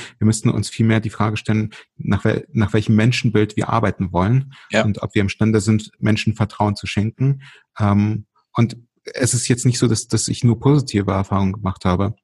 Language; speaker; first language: German; early bilingual, other home language; Russian